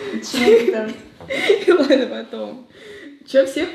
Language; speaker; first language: Russian; non-native, fluent; Thai